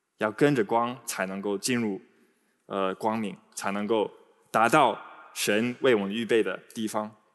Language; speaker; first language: Chinese; non-native, fluent; English